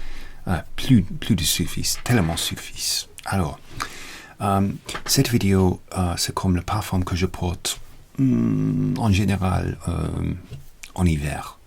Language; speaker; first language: French; non-native, learner; English